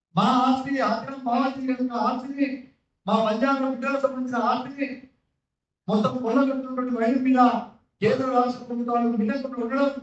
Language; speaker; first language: Telugu; non-native, local second language; Lambadi